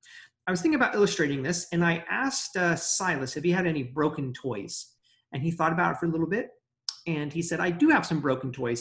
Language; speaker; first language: English; native; English